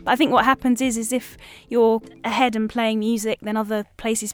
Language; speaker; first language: English; native; English